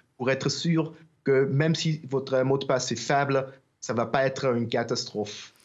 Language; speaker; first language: French; non-native, learner; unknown